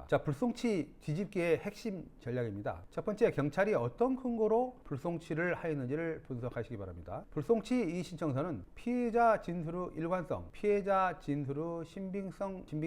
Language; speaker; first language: Korean; native; Korean